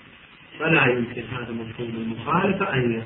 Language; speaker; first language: Arabic; native; Arabic